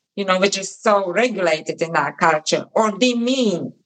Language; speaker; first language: English; non-native, fluent; Polish